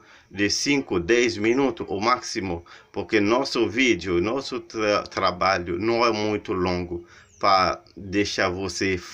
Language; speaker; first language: Portuguese; non-native, learner; Haitian Creole